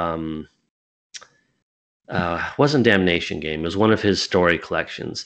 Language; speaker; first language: English; native; English